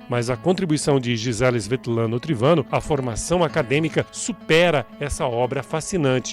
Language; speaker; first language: Portuguese; native; Portuguese